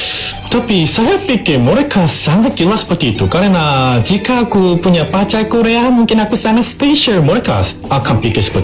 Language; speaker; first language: Indonesian; non-native, learner; Korean